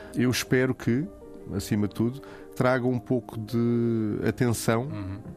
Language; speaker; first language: Portuguese; native; Portuguese